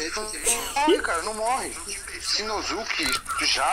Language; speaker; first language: Portuguese; native; Portuguese